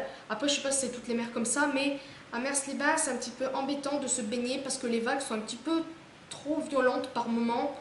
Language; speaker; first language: French; native; French